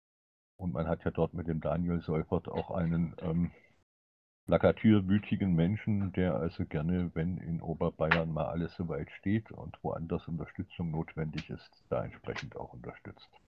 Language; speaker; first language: German; native; German